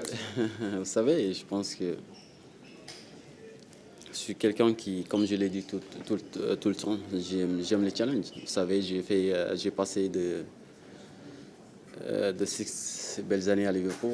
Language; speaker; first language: French; non-native, local second language; Wolof